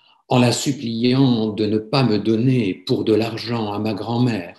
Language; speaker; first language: French; native; French